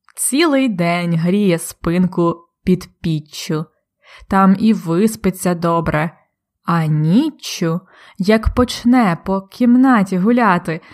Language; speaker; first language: Ukrainian; native; Ukrainian